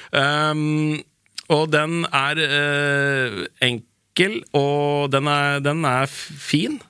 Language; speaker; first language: Norwegian; native; Norwegian